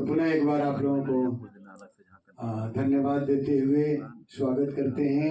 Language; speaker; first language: Hindi; native; Hindi